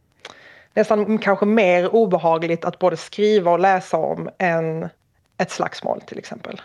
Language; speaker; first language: Swedish; native; Swedish